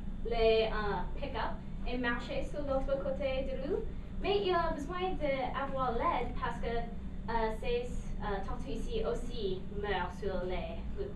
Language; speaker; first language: French; non-native, learner; English